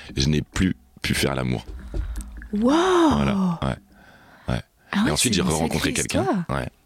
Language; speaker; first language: French; native; French